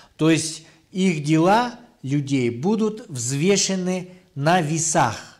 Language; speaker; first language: Russian; non-native, local second language; Kyrgyz